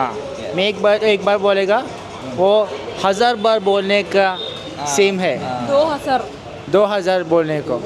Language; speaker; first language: Hindi; non-native, local second language; Malayalam